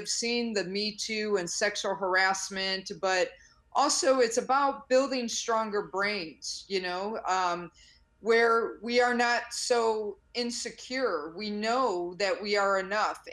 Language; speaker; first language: English; native; English